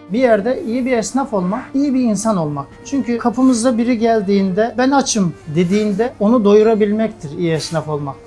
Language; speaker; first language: Turkish; native; Turkish